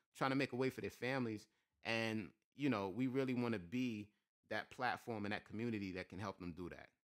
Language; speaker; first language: English; native; English